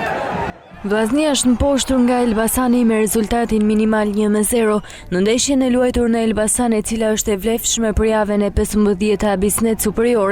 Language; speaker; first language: Albanian; native; Albanian